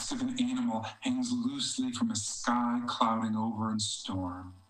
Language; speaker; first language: English; native; English